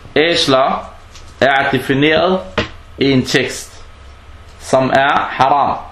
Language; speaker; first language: Danish; non-native, fluent; Arabic